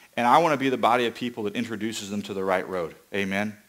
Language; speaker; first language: English; native; English